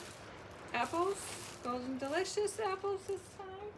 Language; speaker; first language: English; native; English